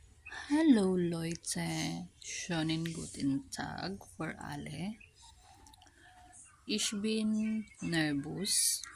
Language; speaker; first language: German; non-native, learner; Filipino